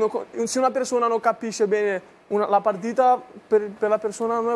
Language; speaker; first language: Italian; non-native, learner; Portuguese